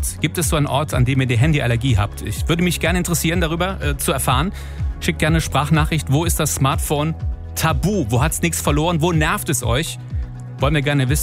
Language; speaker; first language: German; native; German